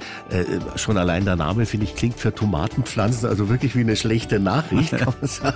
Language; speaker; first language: German; native; German